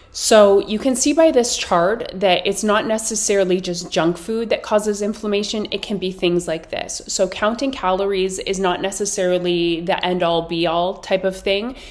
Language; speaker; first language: English; native; English